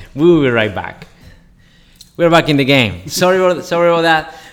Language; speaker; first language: English; non-native, fluent; Spanish